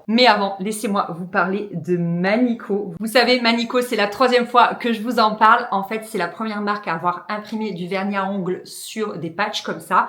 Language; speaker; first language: French; native; French